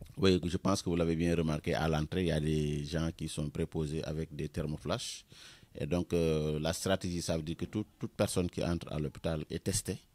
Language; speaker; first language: French; non-native, local second language; Wolof